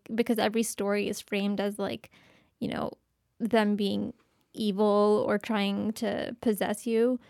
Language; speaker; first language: English; early bilingual, other home language; Urdu